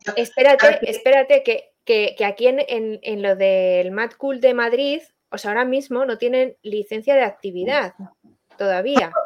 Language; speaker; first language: Spanish; native; Spanish